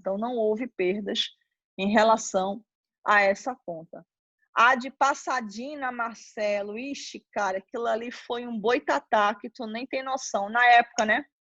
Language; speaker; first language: Portuguese; native; Portuguese